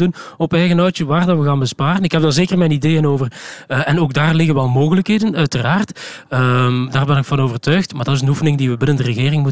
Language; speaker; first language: Dutch; native; Dutch